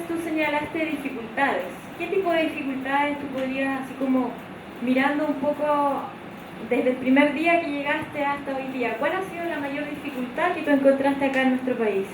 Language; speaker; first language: Spanish; native; Spanish